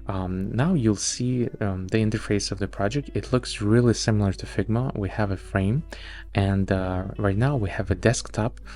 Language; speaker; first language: English; non-native, fluent; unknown